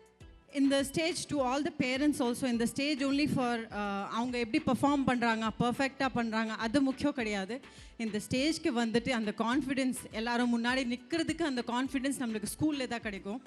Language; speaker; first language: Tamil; non-native, fluent; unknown